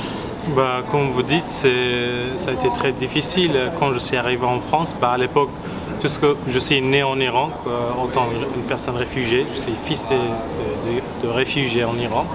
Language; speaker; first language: French; non-native, fluent; Persian